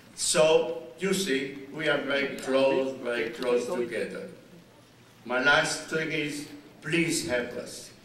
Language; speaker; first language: English; non-native, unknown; Vietnamese